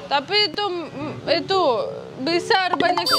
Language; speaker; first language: Indonesian; non-native, learner; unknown